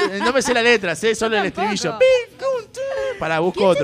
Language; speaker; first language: Spanish; native; Spanish